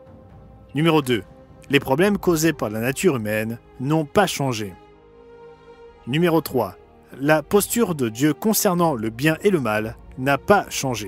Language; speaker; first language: French; native; French